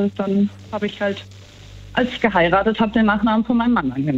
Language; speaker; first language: German; native; German